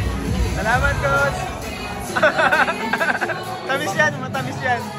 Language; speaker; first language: Filipino; native; Filipino